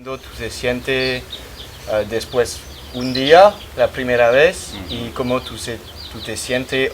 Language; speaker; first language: Spanish; non-native, learner; French